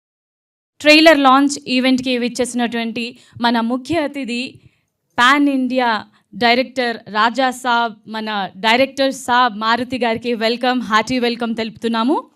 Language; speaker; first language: Telugu; native; Telugu